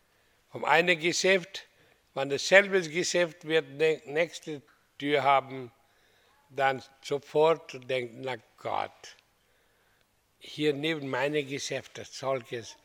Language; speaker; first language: German; non-native, learner; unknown